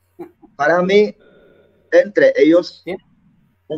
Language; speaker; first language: Spanish; non-native, fluent; Czech